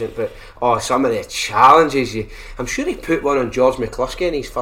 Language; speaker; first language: English; native; English